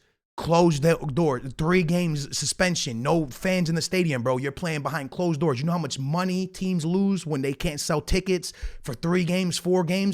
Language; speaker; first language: English; native; English